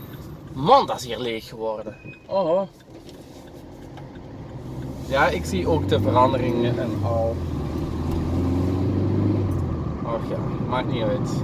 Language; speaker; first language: Dutch; native; Dutch